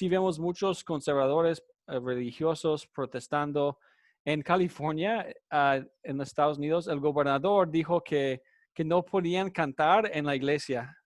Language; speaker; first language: Spanish; non-native, fluent; English